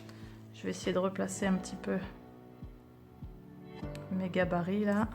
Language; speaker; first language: French; native; French